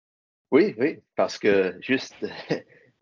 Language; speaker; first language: French; non-native, learner; English